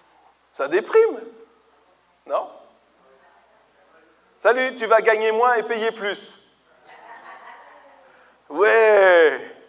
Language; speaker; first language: French; native; French